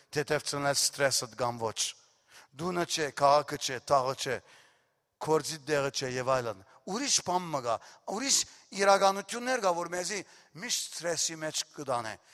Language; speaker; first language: Armenian; early bilingual, heritage; Armenian